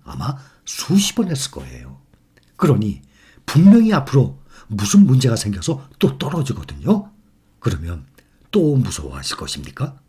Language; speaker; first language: Korean; native; Korean